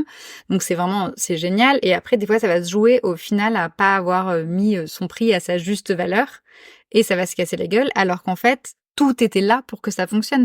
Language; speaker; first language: French; native; French